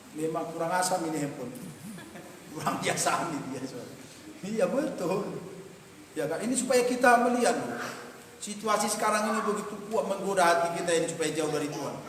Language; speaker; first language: Indonesian; non-native, local second language; Batak Toba